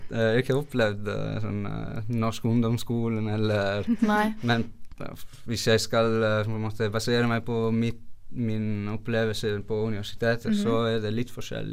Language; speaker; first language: Norwegian; non-native, fluent; Italian